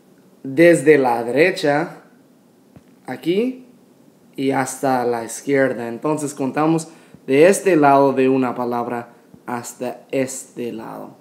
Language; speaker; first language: Spanish; non-native, fluent; English